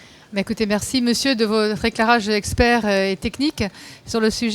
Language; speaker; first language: French; native; French